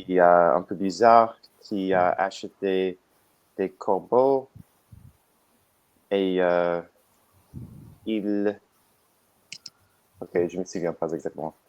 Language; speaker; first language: French; non-native, learner; English